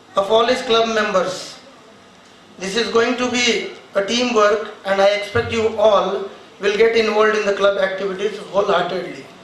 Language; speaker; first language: English; non-native, local second language; Marathi